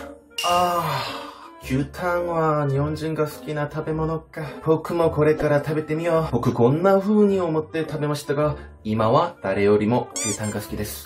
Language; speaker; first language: Japanese; non-native, fluent; Korean